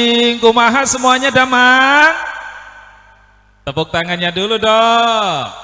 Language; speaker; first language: Indonesian; native; Indonesian